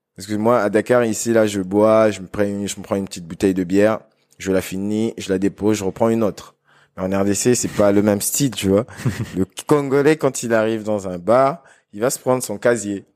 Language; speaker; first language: French; non-native, local second language; Lingala